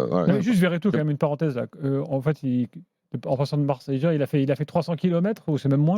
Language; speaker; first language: French; native; French